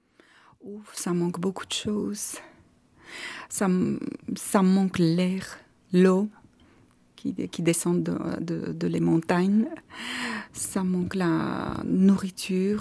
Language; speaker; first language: French; non-native, fluent; Armenian